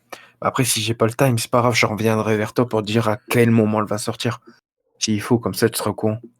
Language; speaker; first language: French; native; French